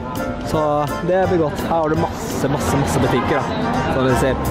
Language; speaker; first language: Norwegian; native; Norwegian